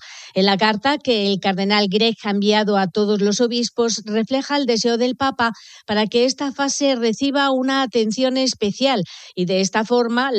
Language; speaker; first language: Spanish; native; Spanish